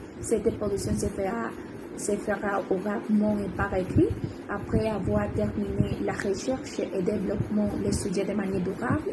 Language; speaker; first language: French; non-native, learner; Spanish